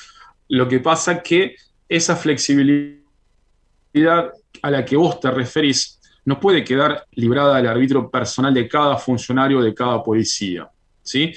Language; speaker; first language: Spanish; native; Spanish